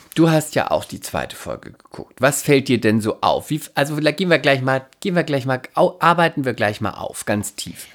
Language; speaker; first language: German; non-native, fluent; Spanish